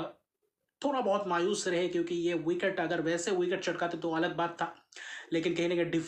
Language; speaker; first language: Hindi; native; Hindi